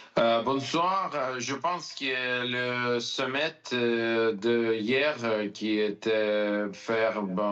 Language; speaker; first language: French; non-native, learner; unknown